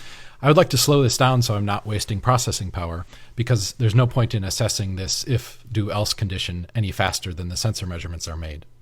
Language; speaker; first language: English; native; English